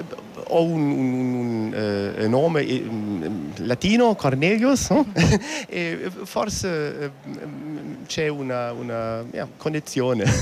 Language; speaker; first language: Italian; non-native, learner; German